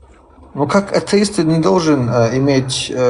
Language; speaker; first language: Russian; early bilingual, heritage; Chechen